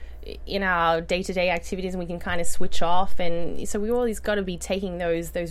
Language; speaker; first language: English; native; English